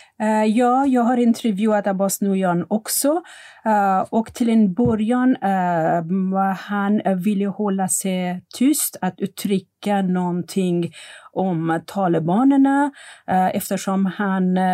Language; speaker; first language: Swedish; non-native, fluent; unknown